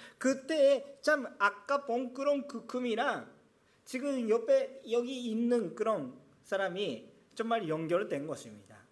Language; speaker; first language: Korean; non-native, fluent; Japanese